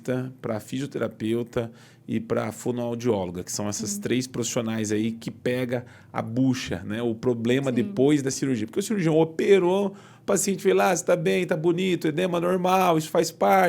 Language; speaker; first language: Portuguese; native; Portuguese